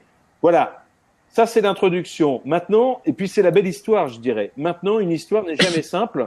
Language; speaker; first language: French; native; French